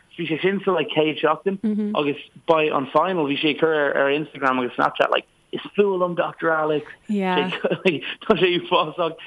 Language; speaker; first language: Irish; non-native, local second language; English